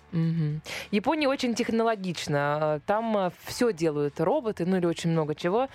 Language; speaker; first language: Russian; native; Russian